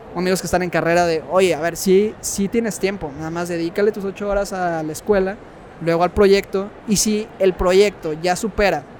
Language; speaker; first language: Spanish; native; Spanish